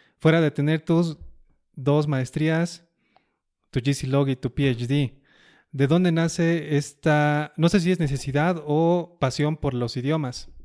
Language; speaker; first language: Spanish; native; Spanish